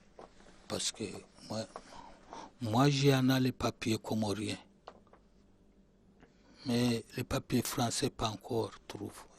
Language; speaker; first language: French; non-native, learner; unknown